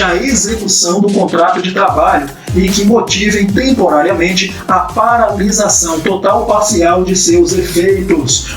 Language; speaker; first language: Portuguese; native; Portuguese